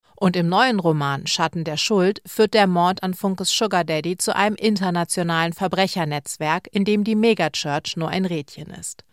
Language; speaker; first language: German; native; German